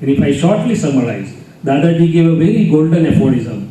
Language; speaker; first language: English; non-native, local second language; Gujarati